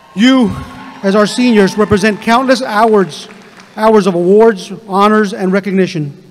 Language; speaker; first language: English; native; English